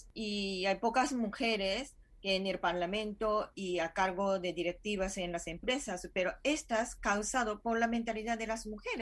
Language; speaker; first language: Spanish; non-native, fluent; Japanese